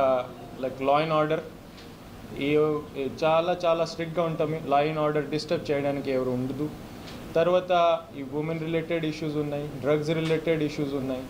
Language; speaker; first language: Telugu; non-native, fluent; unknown